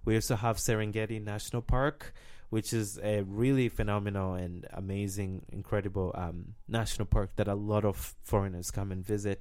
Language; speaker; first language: English; non-native, local second language; Swahili